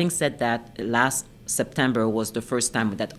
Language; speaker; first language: English; non-native, fluent; French